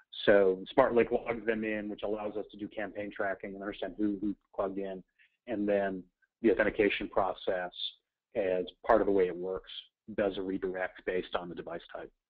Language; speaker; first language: English; native; English